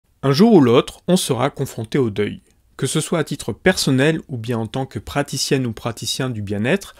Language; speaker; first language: French; native; French